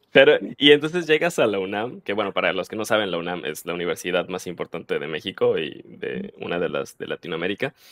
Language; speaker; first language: Spanish; native; Spanish